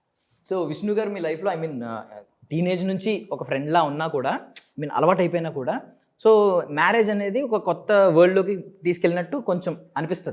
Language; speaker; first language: Telugu; native; Telugu